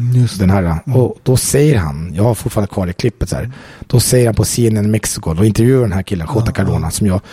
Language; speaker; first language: Swedish; native; Swedish